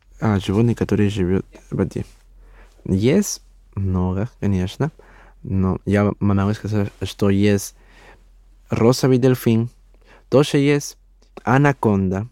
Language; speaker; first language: Russian; non-native, learner; Spanish